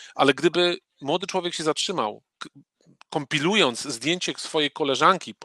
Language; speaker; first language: Polish; native; Polish